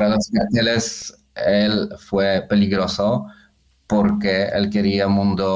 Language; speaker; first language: Spanish; non-native, learner; Polish